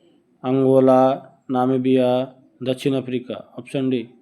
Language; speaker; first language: Hindi; native; Hindi